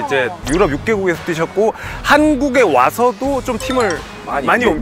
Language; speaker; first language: Korean; native; Korean